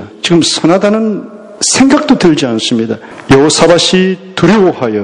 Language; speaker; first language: Korean; native; Korean